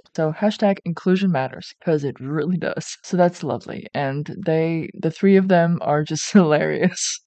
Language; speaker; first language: English; non-native, fluent; Dutch